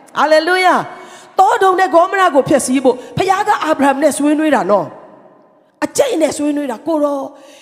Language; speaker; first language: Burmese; non-native, local second language; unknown